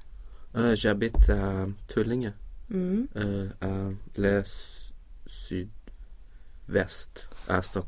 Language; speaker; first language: French; non-native, learner; Swedish